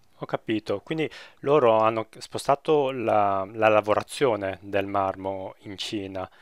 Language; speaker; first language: Italian; native; Italian